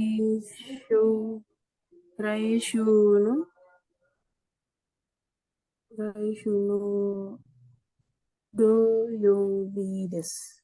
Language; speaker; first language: Japanese; non-native, learner; Indonesian